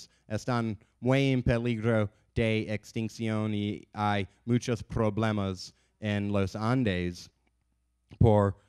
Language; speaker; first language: Spanish; non-native, learner; English